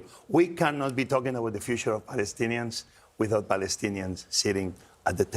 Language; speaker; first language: English; non-native, fluent; Spanish